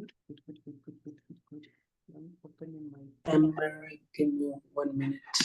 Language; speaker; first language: English; non-native, fluent; Spanish